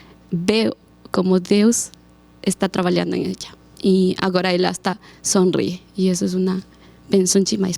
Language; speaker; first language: Portuguese; non-native, learner; Spanish